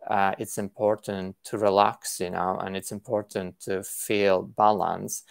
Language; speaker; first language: English; non-native, fluent; Latvian